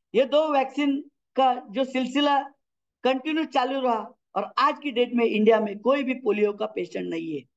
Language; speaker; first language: Hindi; non-native, local second language; Marathi